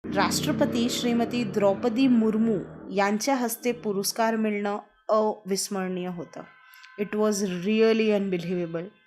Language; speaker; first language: Marathi; non-native, local second language; Hindi